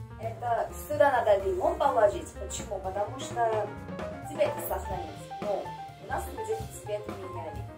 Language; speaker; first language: Russian; non-native, learner; Korean